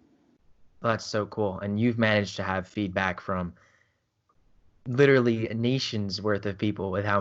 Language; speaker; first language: English; native; English